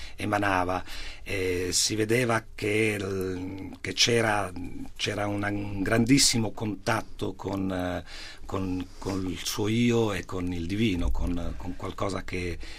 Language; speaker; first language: Italian; native; Italian